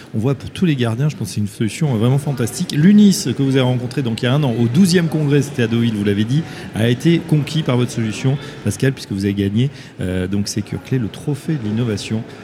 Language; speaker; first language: French; native; French